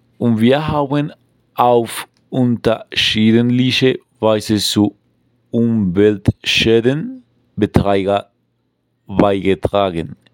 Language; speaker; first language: German; non-native, learner; Spanish